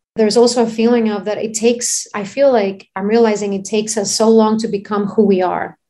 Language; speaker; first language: English; non-native, fluent; Greek